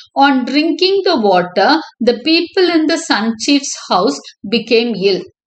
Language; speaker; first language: English; non-native, local second language; Tamil